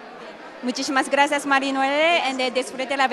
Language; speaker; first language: Spanish; non-native, learner; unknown